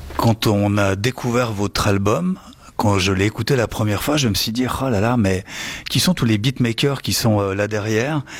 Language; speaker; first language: French; native; French